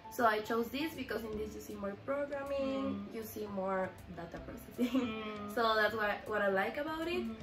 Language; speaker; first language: English; non-native, fluent; Spanish